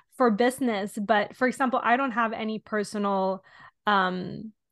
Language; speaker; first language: English; non-native, fluent; Italian